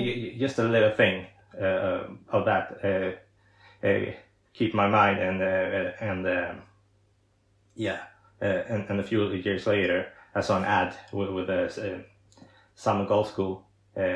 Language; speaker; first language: English; non-native, fluent; Swedish